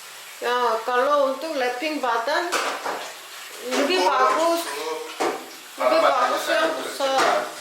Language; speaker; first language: Indonesian; non-native, learner; Korean